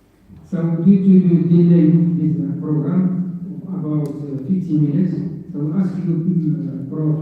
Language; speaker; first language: English; non-native, fluent; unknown